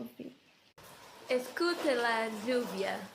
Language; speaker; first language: Spanish; non-native, learner; Portuguese